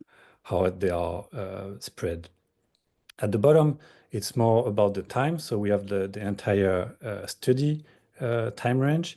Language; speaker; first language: English; non-native, fluent; French